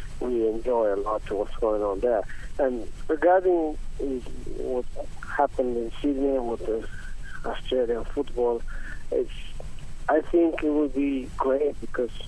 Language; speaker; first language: English; non-native, learner; Italian